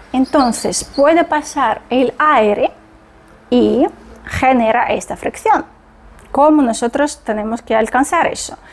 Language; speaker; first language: Spanish; non-native, fluent; Russian